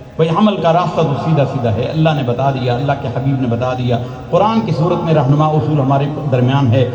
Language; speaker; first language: Urdu; non-native, local second language; Punjabi